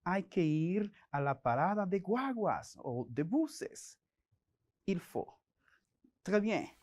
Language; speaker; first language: Spanish; non-native, fluent; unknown